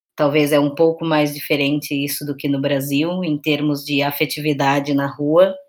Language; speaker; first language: Portuguese; native; Portuguese